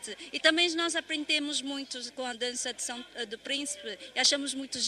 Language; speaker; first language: Portuguese; non-native, learner; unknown